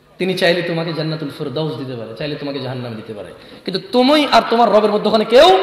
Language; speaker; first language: Bangla; early bilingual, heritage; Bangla